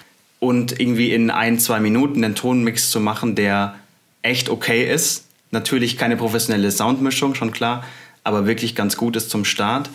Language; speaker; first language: German; native; German